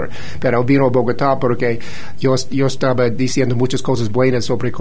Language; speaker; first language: Spanish; non-native, fluent; English